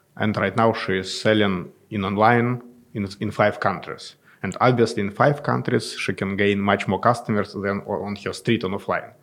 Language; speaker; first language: English; non-native, fluent; Russian